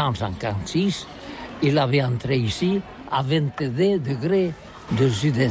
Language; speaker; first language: French; non-native, learner; Catalan